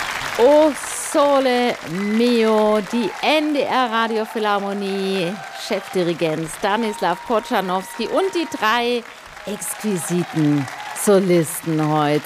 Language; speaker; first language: German; native; German